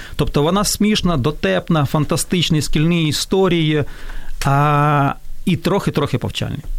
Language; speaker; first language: Ukrainian; non-native, local second language; Russian